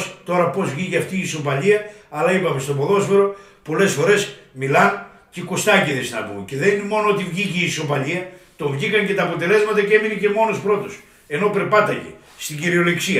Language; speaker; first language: Greek; native; Greek